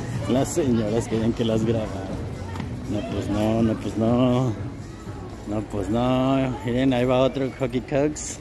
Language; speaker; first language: Spanish; native; Spanish